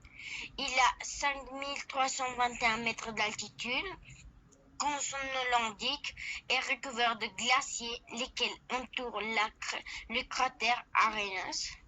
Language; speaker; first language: French; non-native, learner; Spanish